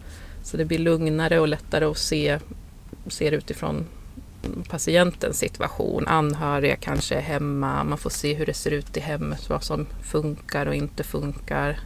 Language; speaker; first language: Swedish; native; Swedish